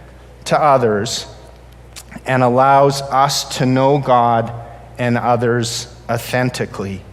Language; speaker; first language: English; native; English